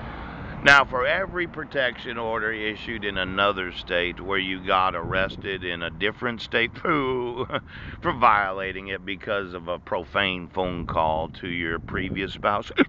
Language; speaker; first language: English; native; English